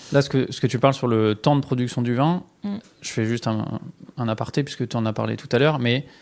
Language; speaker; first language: French; native; French